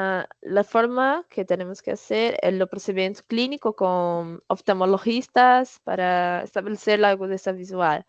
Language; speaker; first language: Spanish; non-native, learner; Portuguese